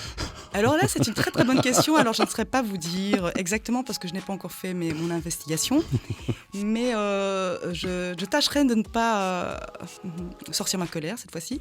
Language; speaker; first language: French; early bilingual, other home language; Khmer